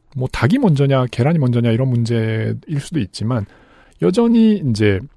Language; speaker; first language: Korean; native; Korean